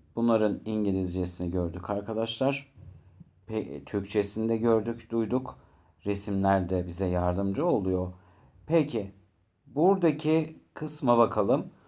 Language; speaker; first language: Turkish; native; Turkish